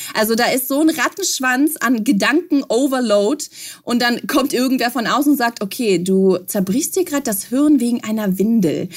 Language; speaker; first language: German; early bilingual, other home language; Russian